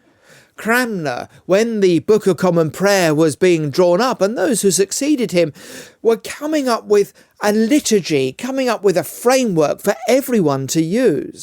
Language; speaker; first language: English; native; English